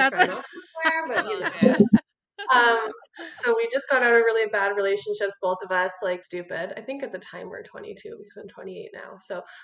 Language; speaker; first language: English; native; English